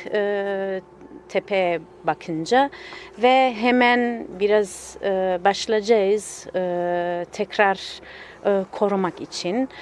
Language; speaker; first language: Turkish; non-native, fluent; Italian